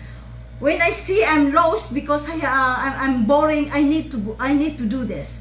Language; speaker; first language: English; non-native, local second language; Filipino